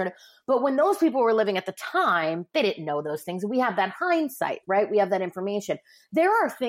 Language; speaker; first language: English; native; English